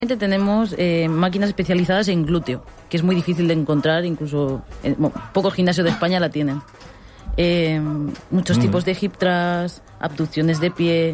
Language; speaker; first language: Spanish; native; Spanish